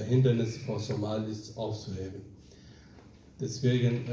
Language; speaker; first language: German; non-native, fluent; Somali